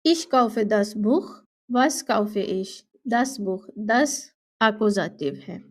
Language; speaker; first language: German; non-native, fluent; Urdu